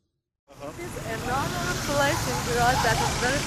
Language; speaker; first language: English; non-native, learner; Persian